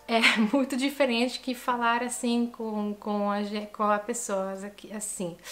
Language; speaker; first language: Portuguese; non-native, fluent; Italian